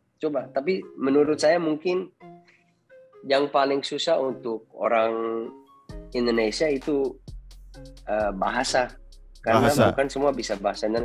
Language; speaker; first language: Indonesian; non-native, fluent; Dutch